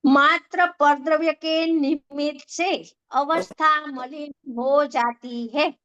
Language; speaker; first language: Hindi; non-native, local second language; Gujarati